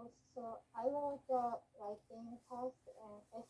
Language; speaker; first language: English; non-native, learner; Japanese